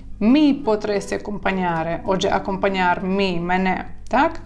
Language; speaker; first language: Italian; non-native, fluent; Ukrainian